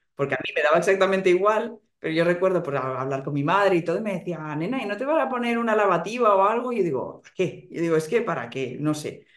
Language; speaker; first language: Spanish; native; Spanish